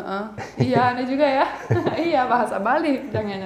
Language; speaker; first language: Indonesian; non-native, fluent; Romanian